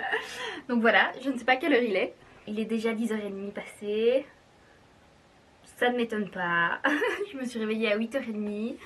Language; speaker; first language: French; native; French